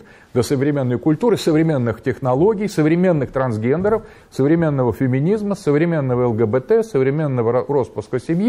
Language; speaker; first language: Russian; native; Russian